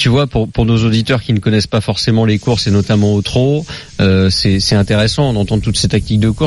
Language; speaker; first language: French; native; French